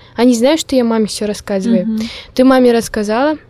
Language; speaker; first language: Russian; non-native, local second language; Udmurt